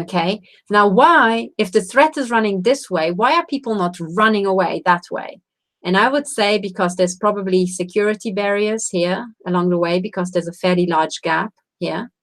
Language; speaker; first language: English; non-native, fluent; Romanian